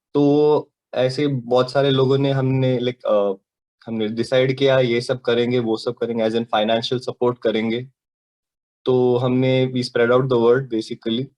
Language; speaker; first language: Hindi; non-native, local second language; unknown